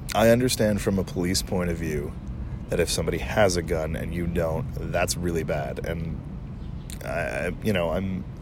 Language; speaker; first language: English; native; English